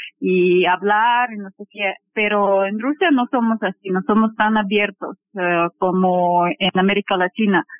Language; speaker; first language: Spanish; non-native, fluent; Russian